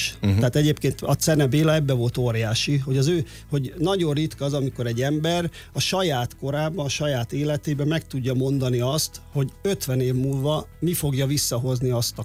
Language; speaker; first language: Hungarian; native; Hungarian